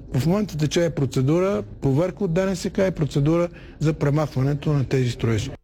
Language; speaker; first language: Bulgarian; native; Bulgarian